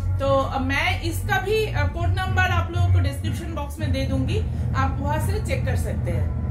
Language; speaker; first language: Hindi; non-native, local second language; Bangla